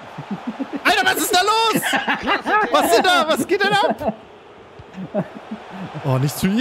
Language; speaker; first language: German; native; German